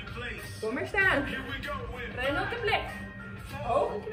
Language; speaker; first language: Dutch; native; Dutch